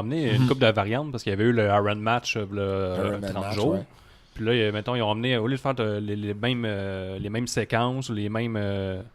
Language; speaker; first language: French; native; French